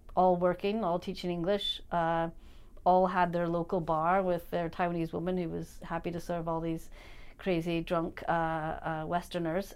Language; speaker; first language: English; native; English